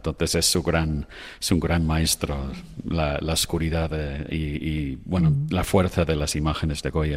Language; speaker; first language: Spanish; non-native, fluent; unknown